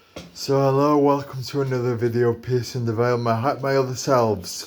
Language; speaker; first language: English; native; English